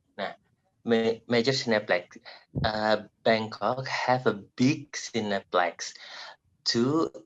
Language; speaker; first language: English; non-native, learner; Indonesian